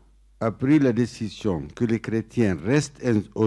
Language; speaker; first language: French; non-native, learner; Arabic